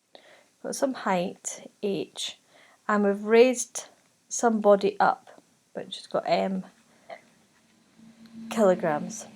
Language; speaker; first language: English; native; English